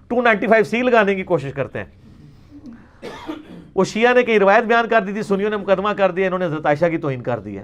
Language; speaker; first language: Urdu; non-native, local second language; Punjabi